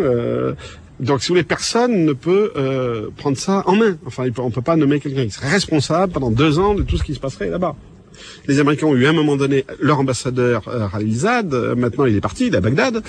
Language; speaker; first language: French; native; French